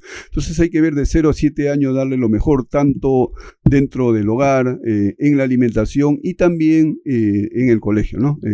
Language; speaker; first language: Spanish; native; Spanish